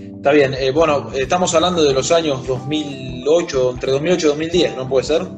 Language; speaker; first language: Spanish; native; Spanish